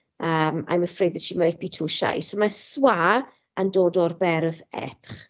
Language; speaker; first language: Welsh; non-native, local second language; English